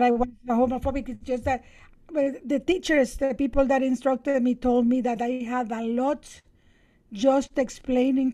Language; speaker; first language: English; non-native, fluent; Spanish